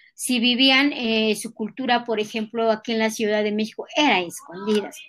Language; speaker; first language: Spanish; non-native, local second language; Nahuatl languages